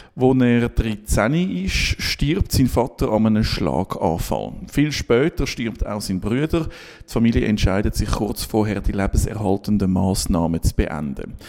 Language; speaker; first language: German; native; German